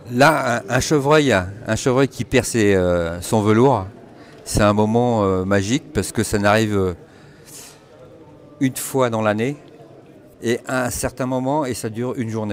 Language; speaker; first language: French; native; French